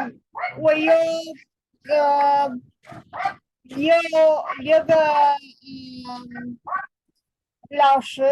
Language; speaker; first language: Chinese; non-native, learner; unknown